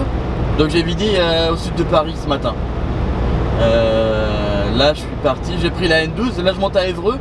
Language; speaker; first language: French; native; French